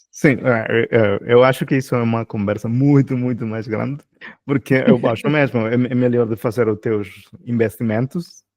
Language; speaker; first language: Portuguese; non-native, fluent; Spanish